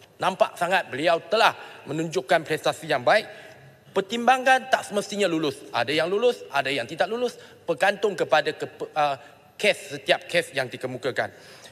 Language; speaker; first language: Malay; non-native, local second language; Chinese